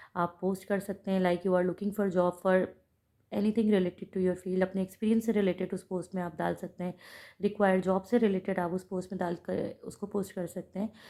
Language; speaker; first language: Urdu; native; Urdu